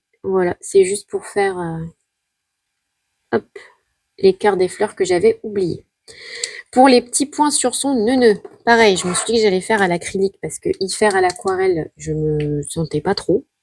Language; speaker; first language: French; native; French